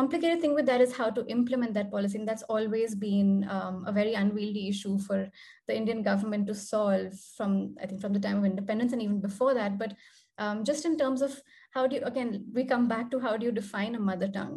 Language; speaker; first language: English; non-native, local second language; Hindi